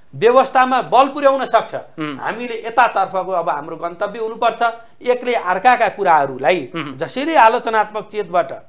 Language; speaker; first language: Nepali; native; Nepali